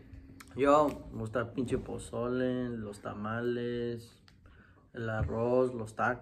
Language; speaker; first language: Spanish; early bilingual, other home language; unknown